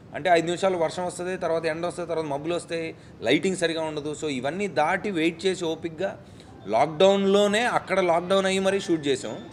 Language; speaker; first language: Telugu; native; Telugu